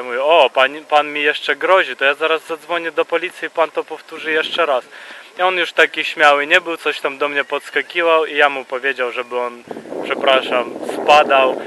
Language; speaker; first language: Polish; non-native, fluent; Russian